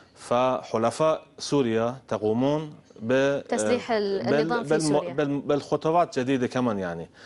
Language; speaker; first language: Arabic; non-native, fluent; Persian